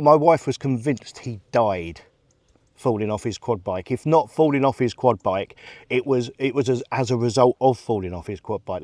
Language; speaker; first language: English; native; English